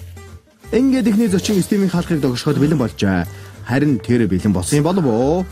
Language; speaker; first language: Mongolian; native; Mongolian